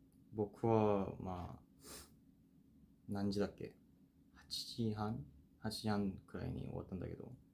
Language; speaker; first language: Japanese; non-native, fluent; Korean